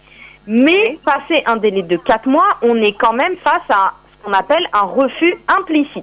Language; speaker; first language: French; native; French